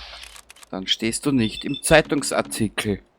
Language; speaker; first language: German; native; German